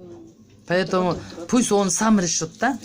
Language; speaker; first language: Russian; non-native, local second language; Kyrgyz